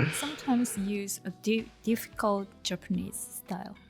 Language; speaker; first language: English; non-native, learner; Japanese